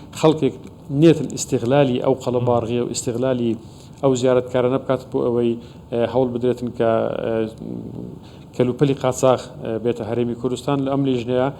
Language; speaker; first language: Central Kurdish; native; Central Kurdish